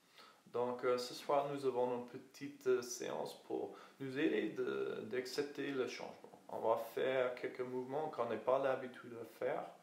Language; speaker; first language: French; non-native, fluent; English